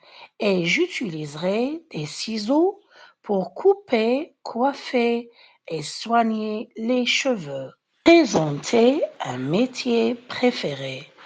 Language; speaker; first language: French; non-native, fluent; Arabic